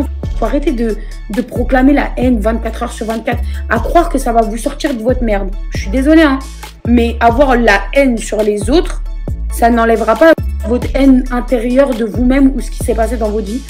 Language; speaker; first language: French; native; French